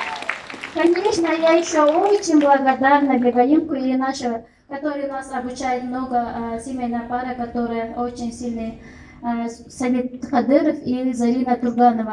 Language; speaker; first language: Russian; non-native, local second language; Kyrgyz